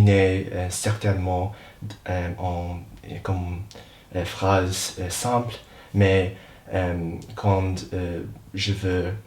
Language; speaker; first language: French; non-native, learner; English